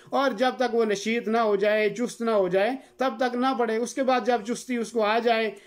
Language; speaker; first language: Urdu; non-native, local second language; Gujari